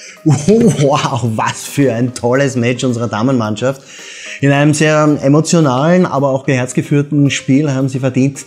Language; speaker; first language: German; native; German